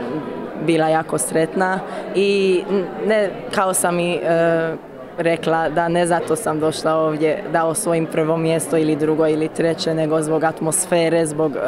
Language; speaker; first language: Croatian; early bilingual, heritage; Croatian